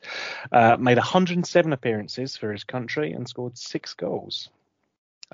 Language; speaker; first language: English; native; English